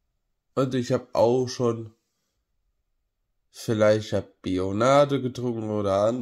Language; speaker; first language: German; non-native, learner; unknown